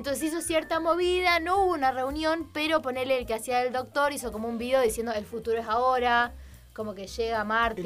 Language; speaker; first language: Spanish; native; Spanish